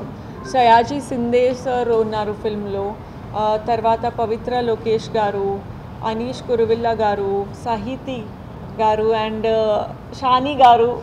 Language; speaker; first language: Telugu; non-native, fluent; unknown